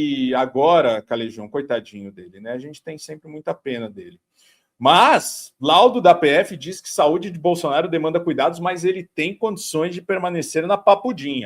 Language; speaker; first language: Portuguese; native; Portuguese